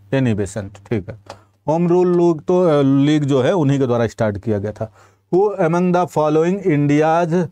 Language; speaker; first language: Hindi; native; Hindi